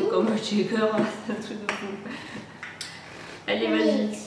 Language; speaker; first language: French; native; French